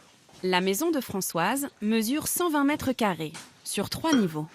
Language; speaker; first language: French; native; French